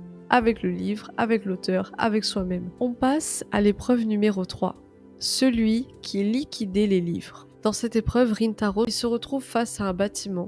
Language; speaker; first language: French; native; French